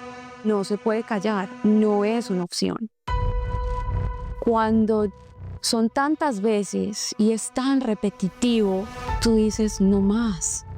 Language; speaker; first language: Spanish; native; Spanish